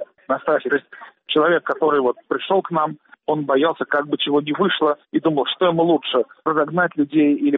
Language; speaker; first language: Russian; native; Russian